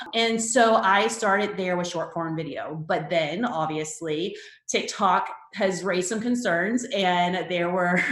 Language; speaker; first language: English; native; English